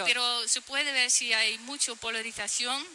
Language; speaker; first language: Spanish; non-native, fluent; Dutch